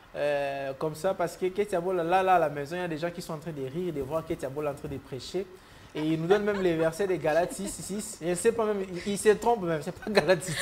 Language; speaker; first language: French; native; French